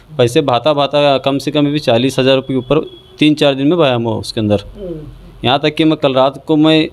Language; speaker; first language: Hindi; non-native, local second language; Urdu